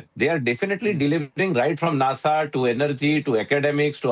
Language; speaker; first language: English; non-native, local second language; Hindi